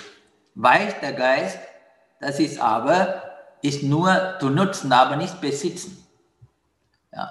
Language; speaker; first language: German; non-native, fluent; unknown